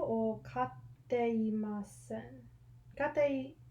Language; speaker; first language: Japanese; non-native, learner; English